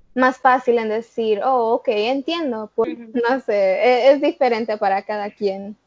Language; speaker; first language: Spanish; early bilingual, heritage; Spanish